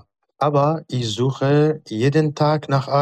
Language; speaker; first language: German; non-native, learner; Arabic